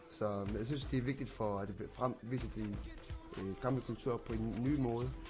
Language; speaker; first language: Danish; non-native, local second language; Kalaallisut